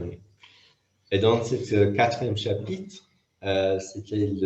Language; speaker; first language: French; non-native, fluent; English